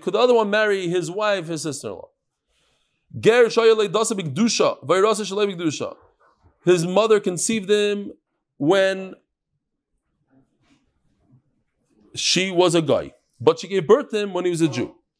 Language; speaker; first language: English; native; English